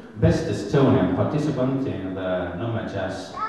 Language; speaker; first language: English; non-native, fluent; Estonian